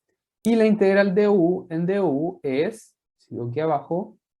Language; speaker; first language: Spanish; native; Spanish